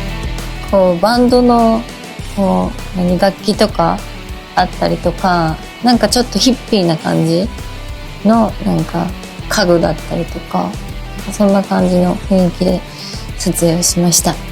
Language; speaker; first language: Japanese; native; Japanese